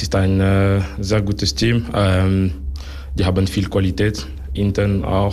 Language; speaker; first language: German; non-native, local second language; French